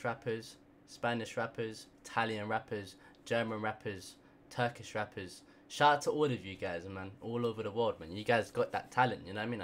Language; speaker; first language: English; native; English